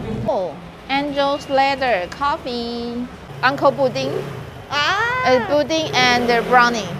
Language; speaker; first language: English; non-native, learner; Chinese